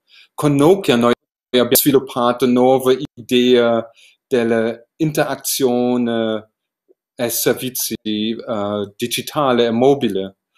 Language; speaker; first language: Italian; non-native, learner; German